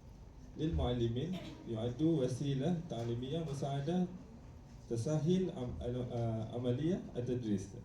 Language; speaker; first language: Arabic; non-native, learner; Malay